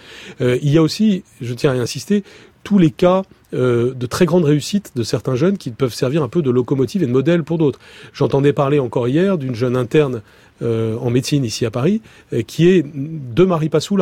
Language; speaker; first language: French; native; French